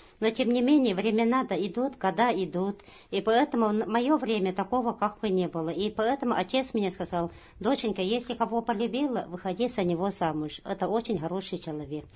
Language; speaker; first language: Russian; non-native, local second language; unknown